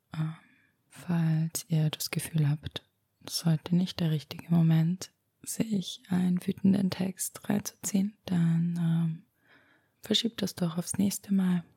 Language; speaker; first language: German; early bilingual, other home language; Romanian